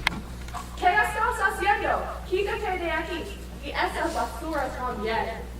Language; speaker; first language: Spanish; non-native, learner; English